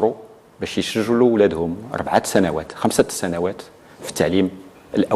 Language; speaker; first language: Arabic; native; Arabic